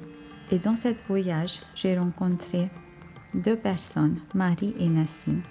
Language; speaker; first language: French; non-native, fluent; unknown